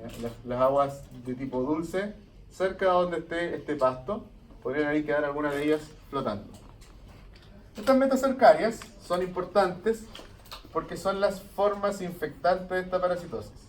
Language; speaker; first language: Spanish; native; Spanish